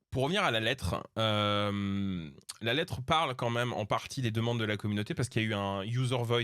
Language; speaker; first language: French; native; French